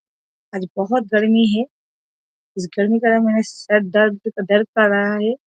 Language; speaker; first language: Hindi; non-native, local second language; Bangla